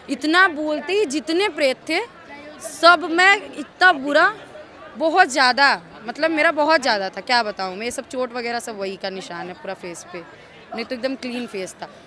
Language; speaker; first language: Hindi; native; Hindi